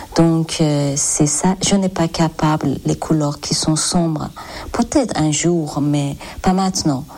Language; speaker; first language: French; non-native, learner; Persian